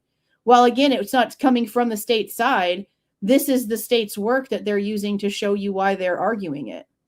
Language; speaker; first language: English; native; English